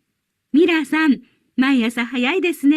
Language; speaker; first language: Japanese; non-native, learner; Indonesian